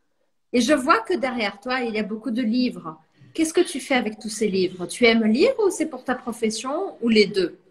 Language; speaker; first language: French; non-native, fluent; Portuguese